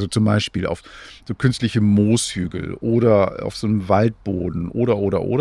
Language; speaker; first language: German; native; German